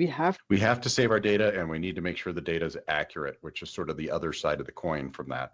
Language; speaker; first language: English; native; English